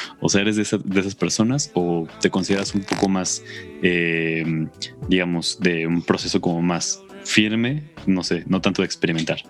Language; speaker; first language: Spanish; native; Spanish